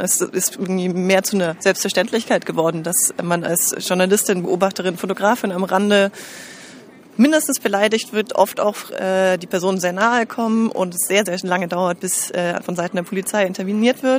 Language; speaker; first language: German; native; German